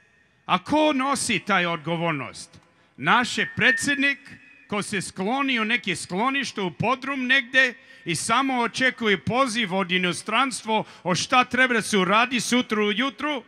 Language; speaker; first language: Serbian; early bilingual, heritage; Serbian